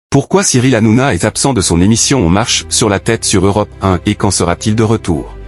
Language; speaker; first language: French; native; French